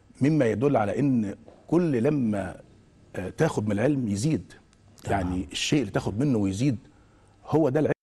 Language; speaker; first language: Arabic; native; Arabic